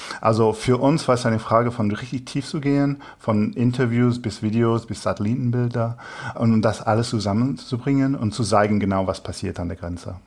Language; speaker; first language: German; non-native, fluent; English